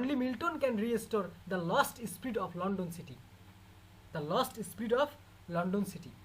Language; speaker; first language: English; non-native, local second language; Bangla